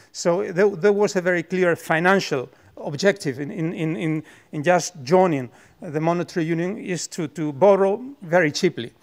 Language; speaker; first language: English; non-native, fluent; Spanish